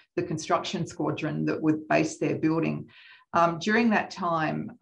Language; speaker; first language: English; native; English